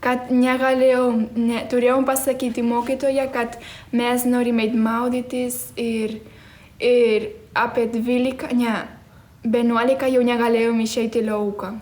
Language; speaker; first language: Lithuanian; early bilingual, heritage; Spanish